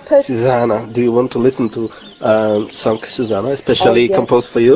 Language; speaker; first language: English; non-native, learner; Polish